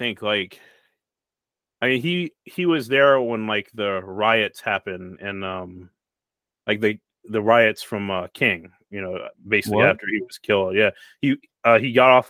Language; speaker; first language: English; native; English